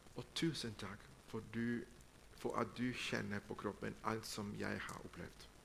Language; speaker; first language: Norwegian; non-native, fluent; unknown